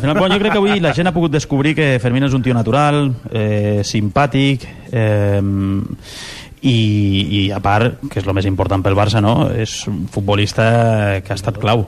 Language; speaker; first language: Catalan; native; Catalan